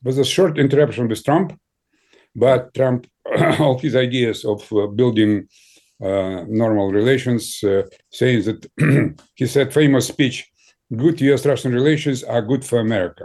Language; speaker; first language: English; non-native, fluent; Ukrainian